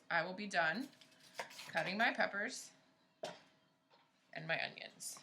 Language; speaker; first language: English; native; English